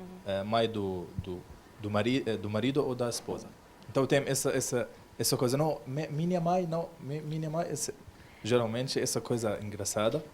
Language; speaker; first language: Portuguese; non-native, learner; Arabic